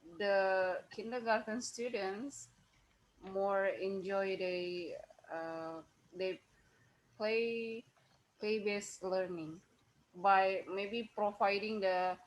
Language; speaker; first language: English; non-native, learner; Indonesian